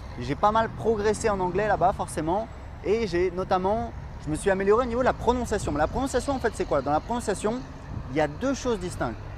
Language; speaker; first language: French; native; French